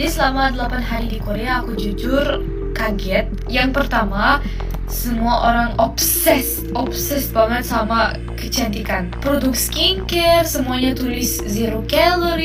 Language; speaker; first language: Indonesian; non-native, fluent; German